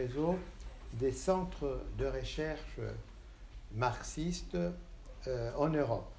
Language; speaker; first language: French; non-native, fluent; Portuguese